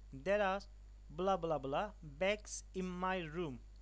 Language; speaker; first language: English; non-native, fluent; Turkish